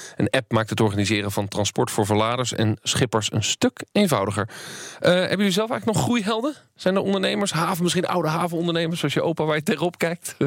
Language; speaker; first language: Dutch; native; Dutch